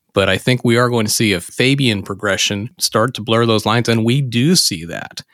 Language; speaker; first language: English; native; English